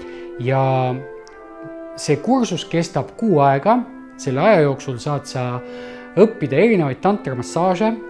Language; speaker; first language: Estonian; native; Estonian